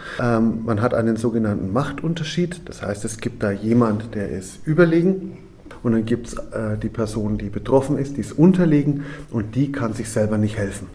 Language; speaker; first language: German; native; German